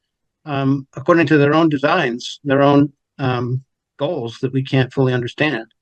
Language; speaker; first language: English; native; English